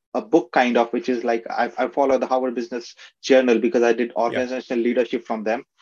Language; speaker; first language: English; non-native, local second language; Marathi